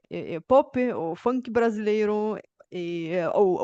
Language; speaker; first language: Portuguese; non-native, fluent; Bulgarian